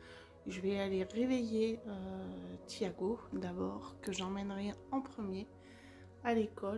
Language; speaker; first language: French; native; French